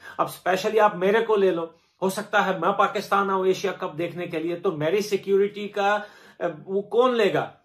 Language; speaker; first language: Hindi; native; Hindi